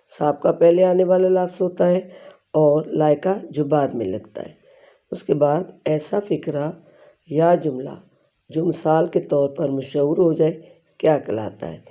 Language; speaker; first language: Urdu; non-native, local second language; Pashto